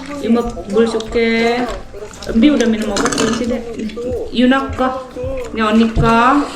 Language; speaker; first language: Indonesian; native; Indonesian